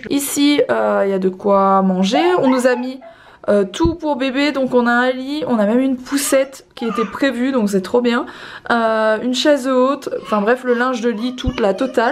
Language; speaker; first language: French; native; French